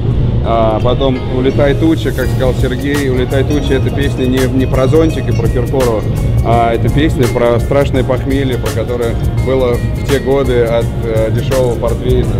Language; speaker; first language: Russian; native; Russian